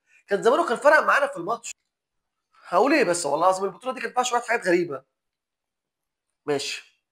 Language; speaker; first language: Arabic; native; Arabic